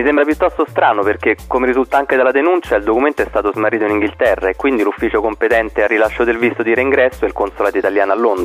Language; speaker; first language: Italian; native; Italian